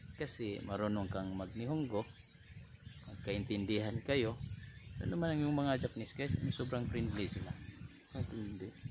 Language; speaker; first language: Filipino; non-native, local second language; Cebuano